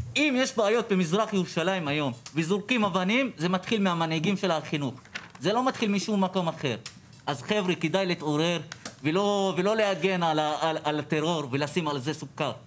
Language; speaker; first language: Hebrew; non-native, local second language; Arabic